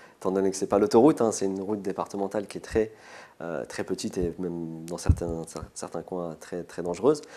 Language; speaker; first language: French; early bilingual, other home language; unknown